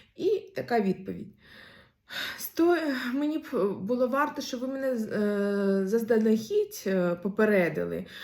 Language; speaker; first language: Ukrainian; non-native, local second language; Russian